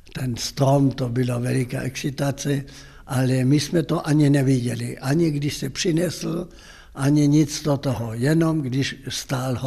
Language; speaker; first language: Czech; non-native, local second language; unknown